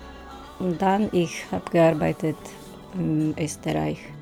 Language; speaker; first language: German; non-native, fluent; Slovak